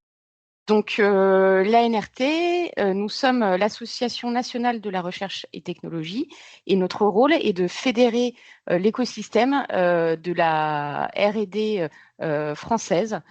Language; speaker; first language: French; native; French